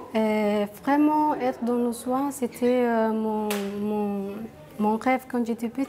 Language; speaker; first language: French; non-native, fluent; Somali